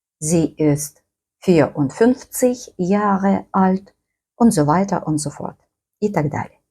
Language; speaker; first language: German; non-native, fluent; Ukrainian